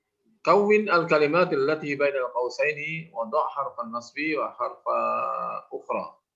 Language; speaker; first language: Arabic; non-native, fluent; Indonesian